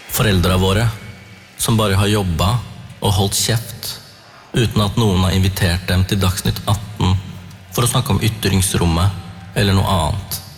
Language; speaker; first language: Norwegian; early bilingual, other home language; Tamil